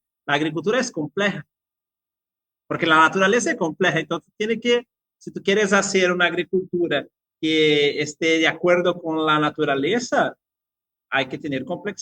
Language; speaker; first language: Spanish; non-native, fluent; Portuguese